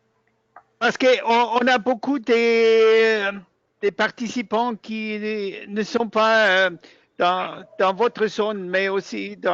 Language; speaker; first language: French; non-native, learner; German